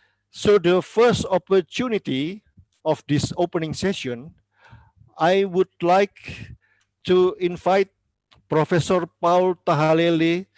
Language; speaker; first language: English; non-native, learner; Indonesian